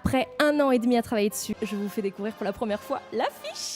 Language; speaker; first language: French; native; French